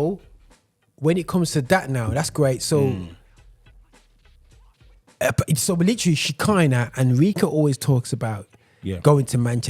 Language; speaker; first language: English; native; English